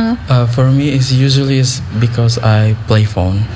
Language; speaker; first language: English; non-native, learner; Indonesian